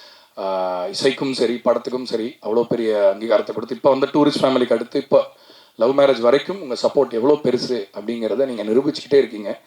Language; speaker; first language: Tamil; native; Tamil